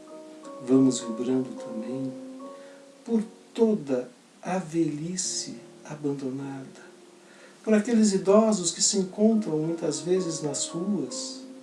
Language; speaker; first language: Portuguese; native; Portuguese